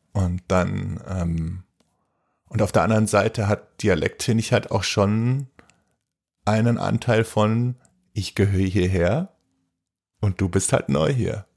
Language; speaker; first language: German; native; German